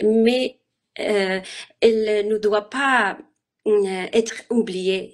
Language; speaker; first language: French; non-native, learner; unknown